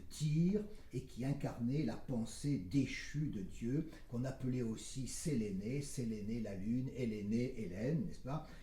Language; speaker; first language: French; native; French